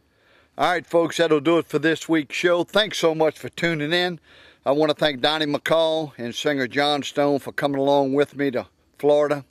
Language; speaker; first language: English; native; English